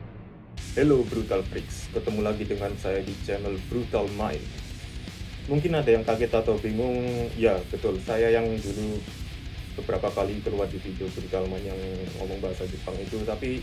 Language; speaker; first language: Indonesian; non-native, fluent; Japanese